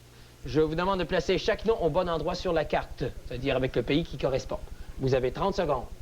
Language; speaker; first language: French; native; French